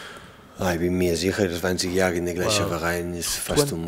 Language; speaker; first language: German; non-native, learner; Catalan